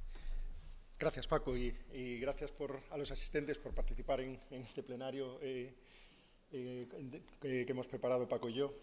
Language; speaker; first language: Spanish; native; Spanish